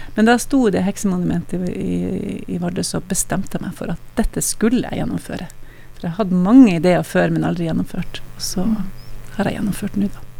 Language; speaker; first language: Norwegian; native; Norwegian